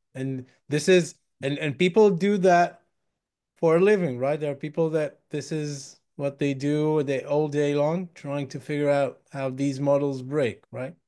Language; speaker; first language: English; non-native, fluent; Hebrew